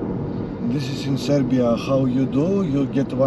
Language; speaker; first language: English; non-native, learner; Greek